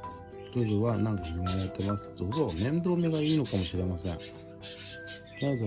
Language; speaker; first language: Japanese; native; Japanese